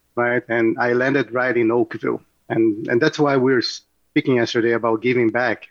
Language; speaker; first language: English; non-native, fluent; Portuguese